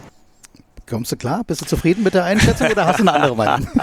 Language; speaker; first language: German; native; German